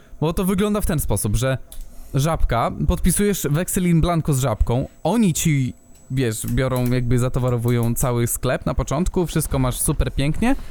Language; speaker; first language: Polish; native; Polish